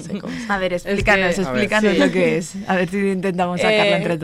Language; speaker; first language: Spanish; native; Spanish